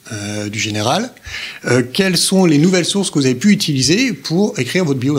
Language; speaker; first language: French; native; French